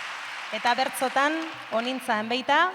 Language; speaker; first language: Basque; native; Basque